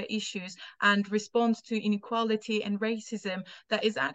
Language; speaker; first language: English; non-native, fluent; Turkish